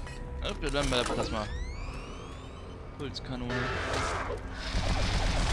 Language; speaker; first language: German; native; German